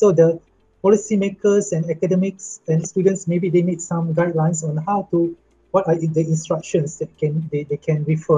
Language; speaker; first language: English; non-native, local second language; Malay